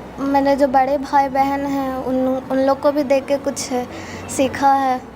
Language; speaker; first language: Hindi; native; Hindi